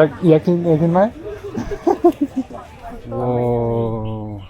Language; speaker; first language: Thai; non-native, learner; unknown